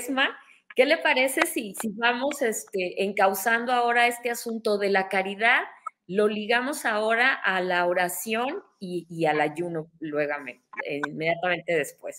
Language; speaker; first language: Spanish; native; Spanish